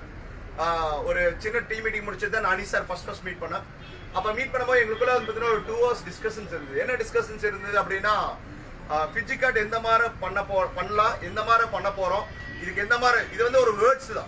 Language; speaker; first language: Tamil; native; Tamil